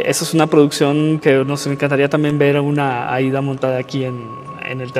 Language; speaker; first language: Spanish; native; Spanish